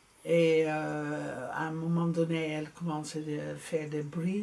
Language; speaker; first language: French; non-native, fluent; Dutch